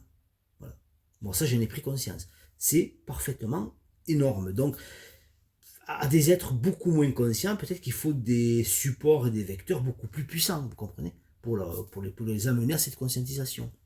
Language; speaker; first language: French; native; French